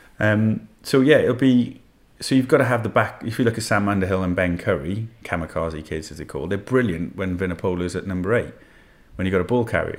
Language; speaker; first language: English; native; English